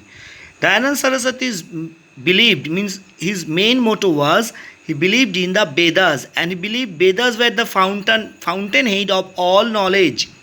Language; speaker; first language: English; non-native, local second language; Bangla